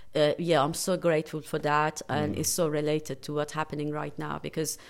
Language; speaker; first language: English; non-native, fluent; Persian